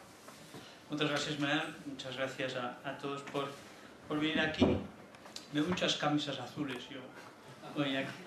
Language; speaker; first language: Spanish; native; Spanish